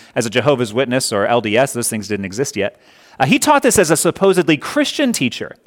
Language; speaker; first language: English; native; English